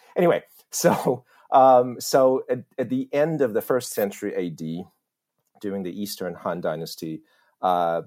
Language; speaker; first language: English; early bilingual, other home language; Chinese